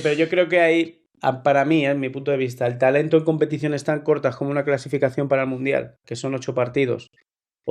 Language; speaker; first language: Spanish; native; Spanish